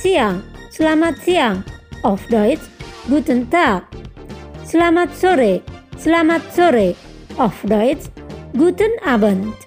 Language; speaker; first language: German; non-native, fluent; Indonesian